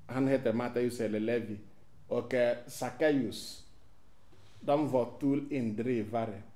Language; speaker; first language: Swedish; non-native, fluent; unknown